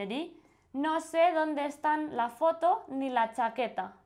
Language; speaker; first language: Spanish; non-native, fluent; Indonesian